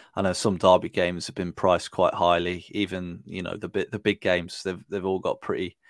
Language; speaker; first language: English; native; English